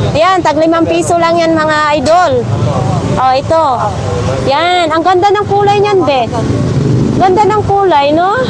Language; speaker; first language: Filipino; non-native, local second language; Masbatenyo